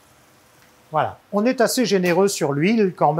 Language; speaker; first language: French; native; French